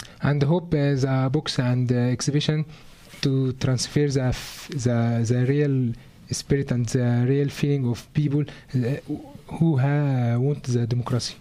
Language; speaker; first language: English; non-native, learner; Arabic